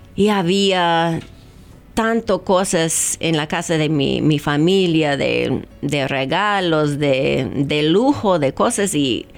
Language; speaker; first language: Spanish; non-native, fluent; English